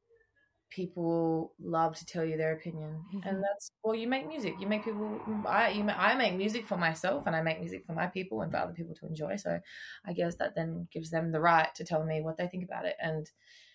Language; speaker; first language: English; native; English